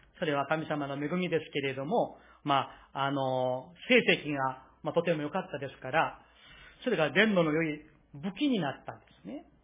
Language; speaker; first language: Japanese; non-native, fluent; Korean